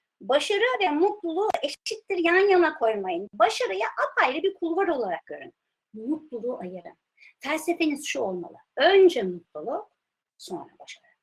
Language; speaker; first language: Turkish; early bilingual, heritage; Turkish